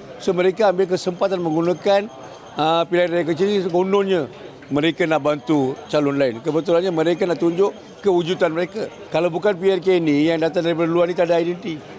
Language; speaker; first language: Malay; non-native, local second language; Tamil